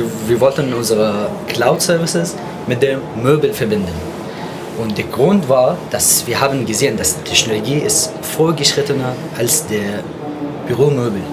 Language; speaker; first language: German; non-native, fluent; Arabic